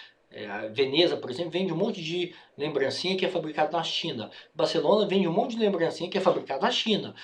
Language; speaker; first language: Portuguese; native; Portuguese